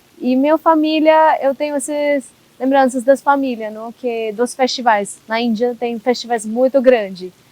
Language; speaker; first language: Portuguese; non-native, learner; Hindi